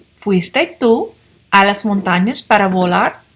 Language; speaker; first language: Spanish; non-native, fluent; English